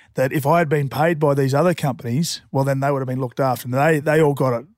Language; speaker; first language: English; native; English